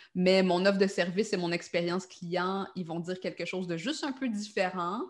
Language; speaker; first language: French; native; French